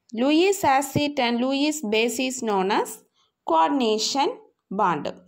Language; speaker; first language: English; non-native, local second language; Tamil